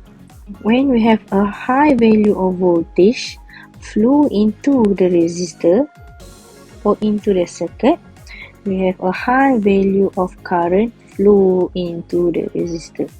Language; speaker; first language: English; non-native, local second language; Malay